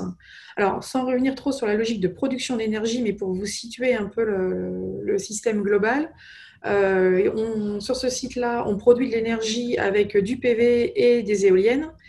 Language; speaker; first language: French; native; French